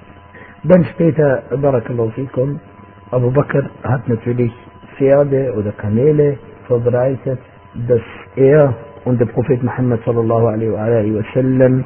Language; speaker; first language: German; non-native, fluent; Arabic